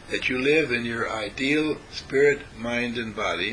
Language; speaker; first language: English; native; English